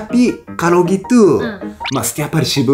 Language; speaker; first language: Indonesian; non-native, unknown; Japanese